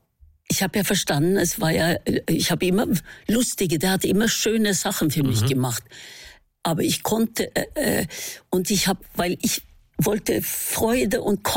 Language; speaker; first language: German; non-native, fluent; Norwegian